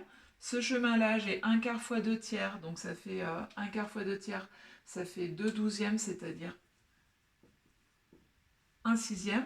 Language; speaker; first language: French; native; French